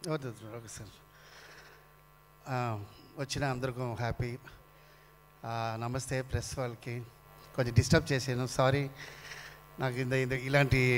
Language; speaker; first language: Telugu; non-native, fluent; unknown